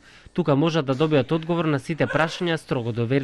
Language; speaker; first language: Macedonian; native; Macedonian